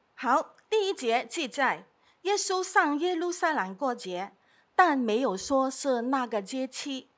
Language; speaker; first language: Chinese; non-native, fluent; Cantonese